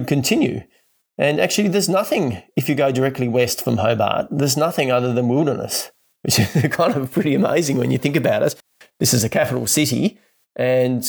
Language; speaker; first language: English; native; English